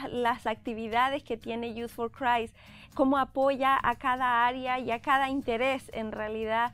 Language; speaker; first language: Spanish; native; Spanish